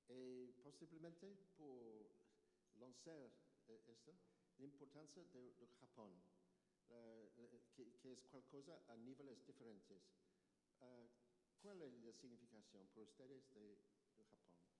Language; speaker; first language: Spanish; non-native, learner; English